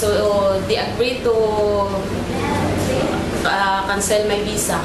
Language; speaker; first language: English; non-native, learner; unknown